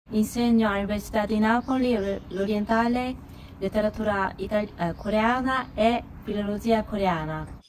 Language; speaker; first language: Italian; non-native, fluent; Korean